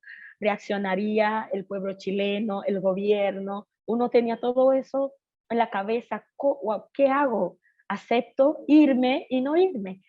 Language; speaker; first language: Spanish; non-native, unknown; Haitian Creole